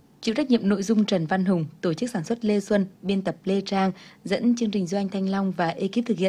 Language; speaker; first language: Vietnamese; native; Vietnamese